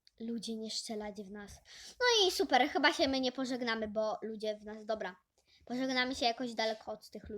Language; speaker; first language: Polish; native; Polish